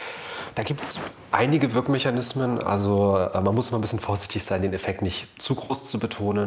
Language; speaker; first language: German; native; German